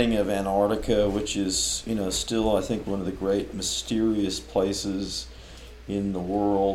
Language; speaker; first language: English; native; English